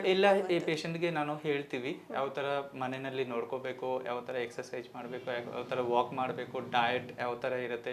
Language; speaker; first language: Kannada; non-native, local second language; Hindi